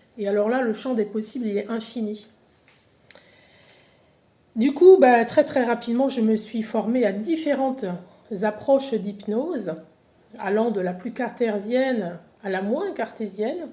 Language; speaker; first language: French; native; French